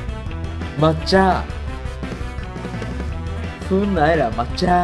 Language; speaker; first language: Vietnamese; non-native, learner; Japanese